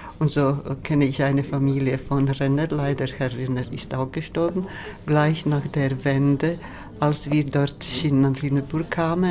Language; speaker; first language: German; non-native, fluent; Latvian